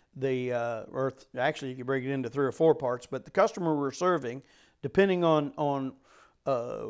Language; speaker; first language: English; native; English